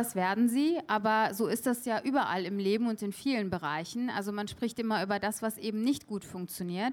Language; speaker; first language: German; early bilingual, other home language; Turkish